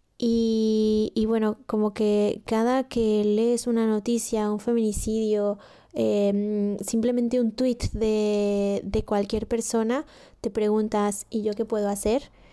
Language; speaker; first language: Spanish; native; Spanish